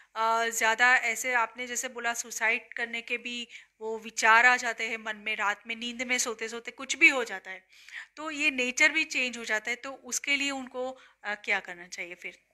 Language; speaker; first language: Hindi; non-native, local second language; Gujarati